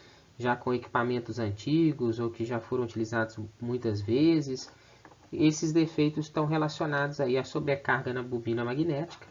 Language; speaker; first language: Portuguese; native; Portuguese